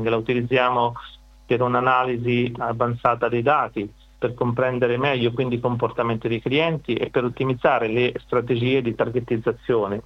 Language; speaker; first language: Italian; native; Italian